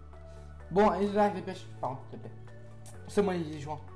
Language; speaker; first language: French; native; French